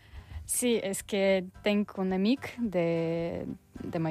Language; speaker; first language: Catalan; non-native, learner; Russian